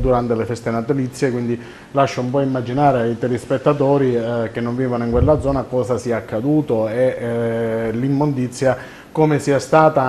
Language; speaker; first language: Italian; native; Italian